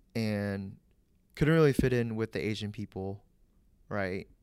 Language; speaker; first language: English; early bilingual, other home language; Vietnamese